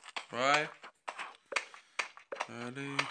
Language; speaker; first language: French; native; French